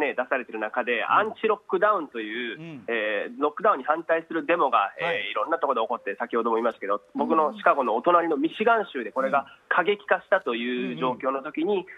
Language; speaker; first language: Japanese; native; Japanese